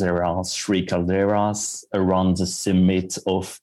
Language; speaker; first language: English; non-native, fluent; French